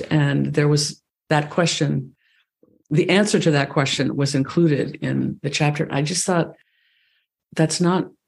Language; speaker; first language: English; native; English